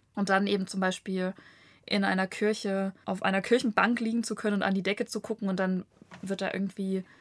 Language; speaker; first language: German; native; German